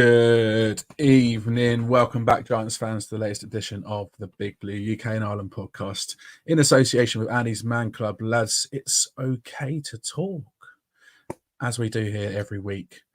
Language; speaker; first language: English; native; English